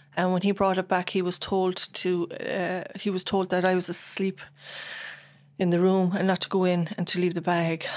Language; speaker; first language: English; native; English